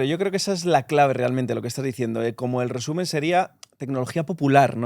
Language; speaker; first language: Spanish; native; Spanish